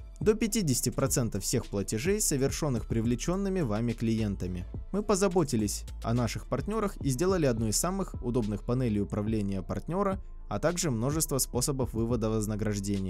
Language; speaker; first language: Russian; native; Russian